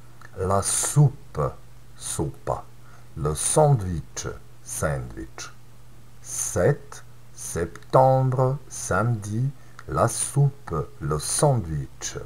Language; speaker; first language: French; non-native, fluent; Serbian